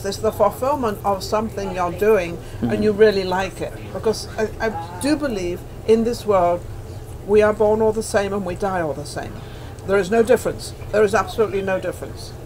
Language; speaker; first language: English; native; English